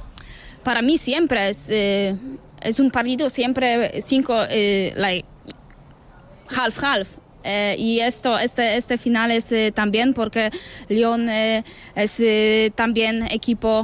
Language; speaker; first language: Spanish; non-native, learner; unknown